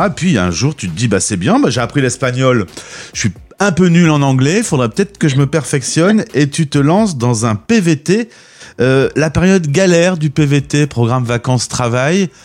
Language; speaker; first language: French; native; French